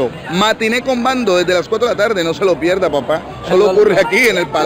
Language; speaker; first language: Spanish; native; Spanish